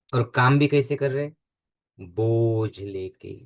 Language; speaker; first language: Hindi; non-native, local second language; Marathi